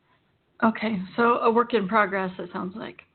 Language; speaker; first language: English; native; English